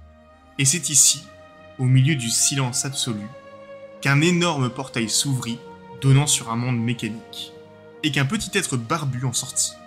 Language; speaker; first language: French; native; French